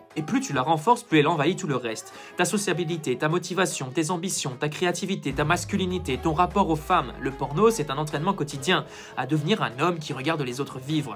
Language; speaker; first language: French; native; French